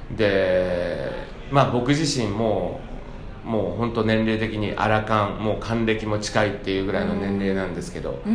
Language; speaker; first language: Japanese; native; Japanese